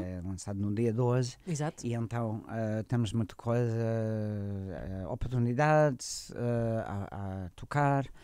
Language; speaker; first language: Portuguese; non-native, learner; English